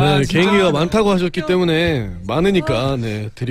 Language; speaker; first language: Korean; native; Korean